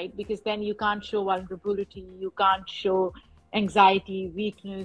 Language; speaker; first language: English; non-native, local second language; Urdu